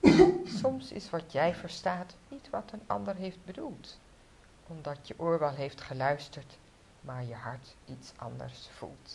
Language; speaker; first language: Dutch; native; Dutch